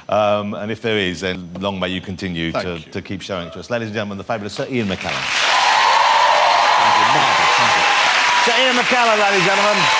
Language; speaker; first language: English; native; English